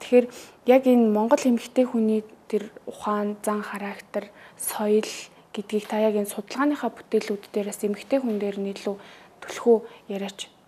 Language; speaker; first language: Mongolian; native; Mongolian